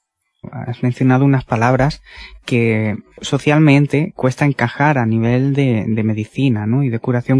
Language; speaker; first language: Spanish; native; Spanish